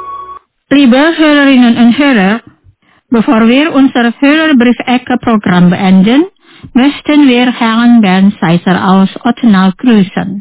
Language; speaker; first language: German; non-native, fluent; Indonesian